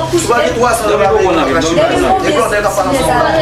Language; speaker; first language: French; non-native, learner; Haitian Creole